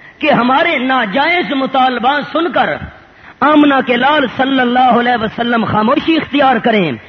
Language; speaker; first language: Urdu; non-native, local second language; Punjabi